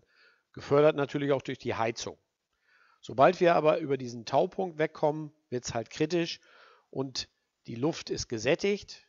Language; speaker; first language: German; native; German